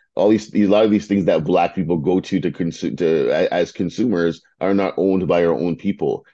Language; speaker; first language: English; native; English